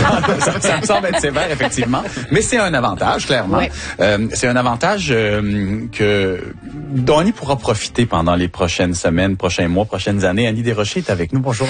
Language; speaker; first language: French; native; French